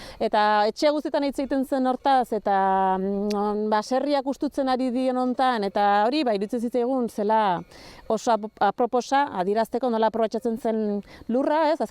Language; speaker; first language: Basque; native; Basque